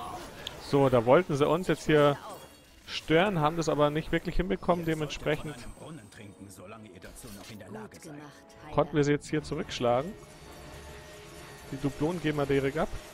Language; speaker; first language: German; native; German